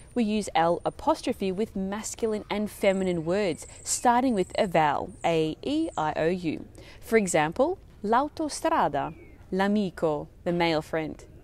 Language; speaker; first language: English; early bilingual, other home language; Italian